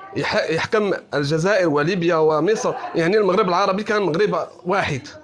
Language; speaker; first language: Arabic; native; Arabic